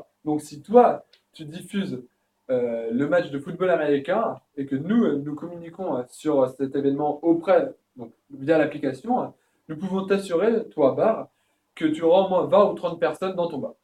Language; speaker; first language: French; native; French